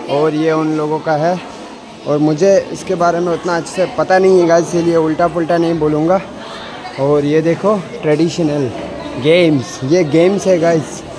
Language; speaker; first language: Hindi; non-native, local second language; Assamese